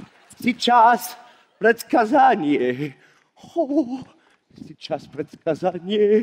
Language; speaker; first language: Russian; non-native, learner; French